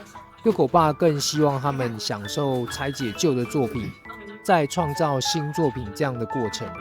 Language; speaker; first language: Chinese; native; Chinese